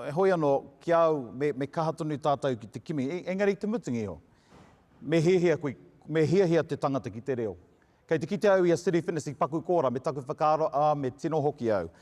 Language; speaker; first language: Māori; non-native, local second language; English